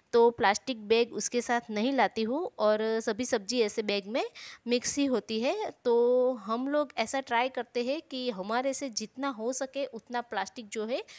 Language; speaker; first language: Hindi; non-native, local second language; Gujarati